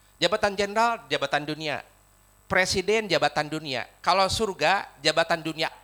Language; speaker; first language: Indonesian; non-native, local second language; Sundanese